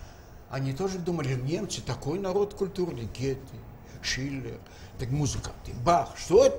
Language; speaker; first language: Russian; native; Russian